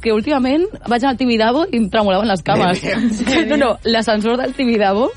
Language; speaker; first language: Catalan; native; Catalan